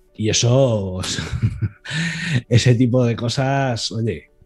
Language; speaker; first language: Spanish; native; Spanish